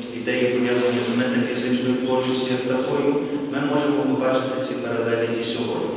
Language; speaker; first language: Ukrainian; native; Ukrainian